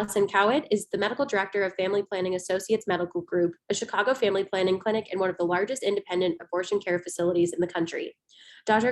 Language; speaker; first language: English; native; English